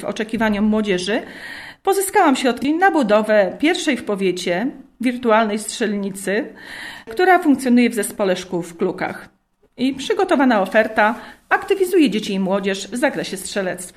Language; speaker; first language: Polish; native; Polish